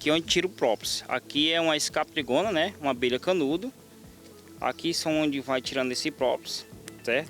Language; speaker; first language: Portuguese; native; Portuguese